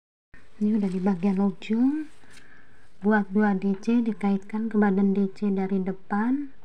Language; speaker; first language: Indonesian; native; Indonesian